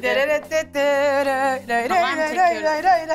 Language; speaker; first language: Turkish; native; Turkish